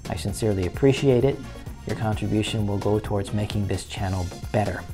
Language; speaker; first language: English; native; English